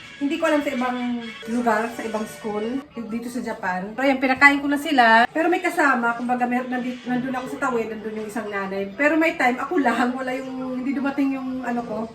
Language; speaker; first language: Filipino; native; Filipino